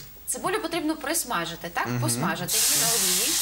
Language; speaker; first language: Ukrainian; native; Ukrainian